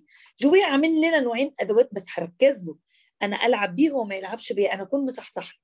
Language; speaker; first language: Arabic; native; Arabic